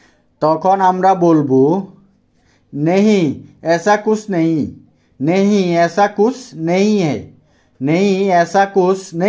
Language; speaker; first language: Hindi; non-native, fluent; Bangla